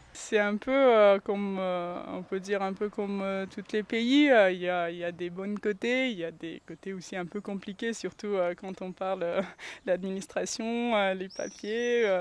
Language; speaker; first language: French; non-native, fluent; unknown